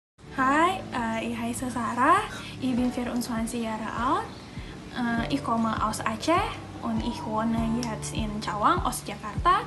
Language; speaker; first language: German; non-native, learner; Indonesian